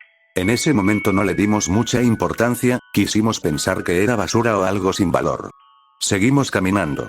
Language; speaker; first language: Spanish; native; Spanish